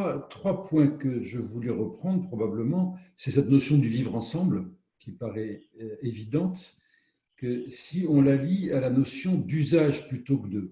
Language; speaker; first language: French; native; French